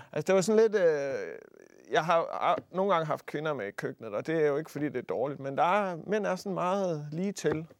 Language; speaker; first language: Danish; native; Danish